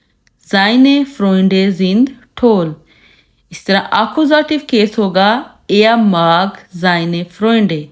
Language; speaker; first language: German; non-native, learner; Urdu